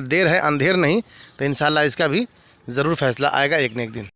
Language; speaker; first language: Hindi; native; Hindi